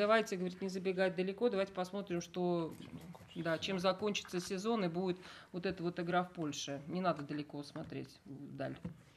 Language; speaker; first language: Russian; native; Russian